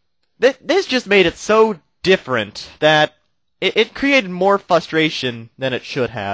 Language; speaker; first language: English; native; English